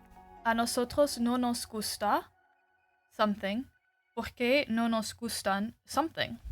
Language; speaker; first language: Spanish; non-native, learner; English